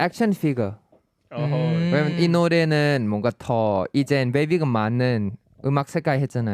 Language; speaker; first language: Korean; non-native, fluent; Thai